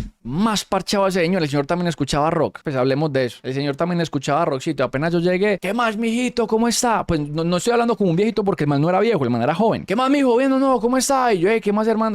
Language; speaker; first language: Spanish; native; Spanish